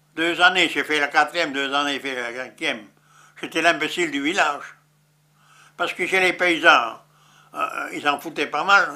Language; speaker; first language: French; non-native, local second language; Swiss German